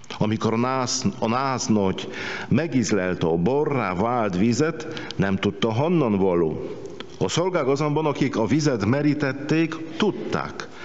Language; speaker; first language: Hungarian; non-native, fluent; Polish